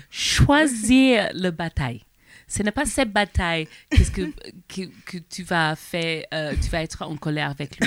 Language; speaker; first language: French; non-native, learner; English